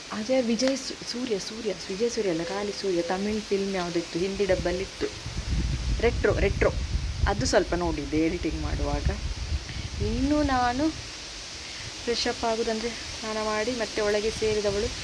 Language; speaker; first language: Kannada; non-native, local second language; Tulu